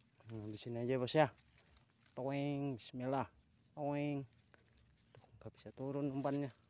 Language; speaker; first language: Indonesian; native; Indonesian